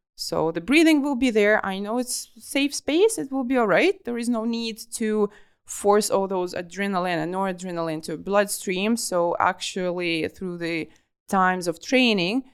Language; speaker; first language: English; non-native, fluent; Russian